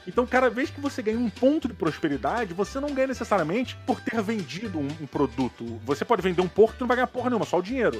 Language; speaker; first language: Portuguese; native; Portuguese